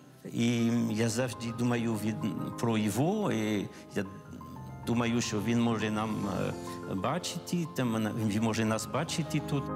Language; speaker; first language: Ukrainian; non-native, learner; French